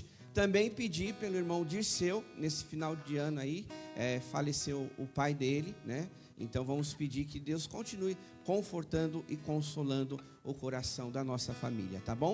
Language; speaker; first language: Portuguese; native; Portuguese